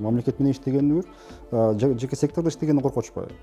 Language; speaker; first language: Kyrgyz; native; Kyrgyz